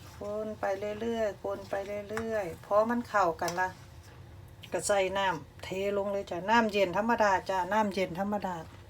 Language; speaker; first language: Thai; native; Thai